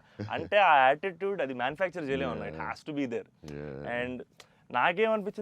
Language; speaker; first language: Telugu; native; Telugu